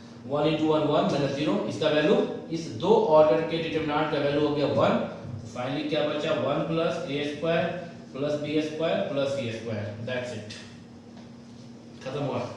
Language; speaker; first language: Hindi; native; Hindi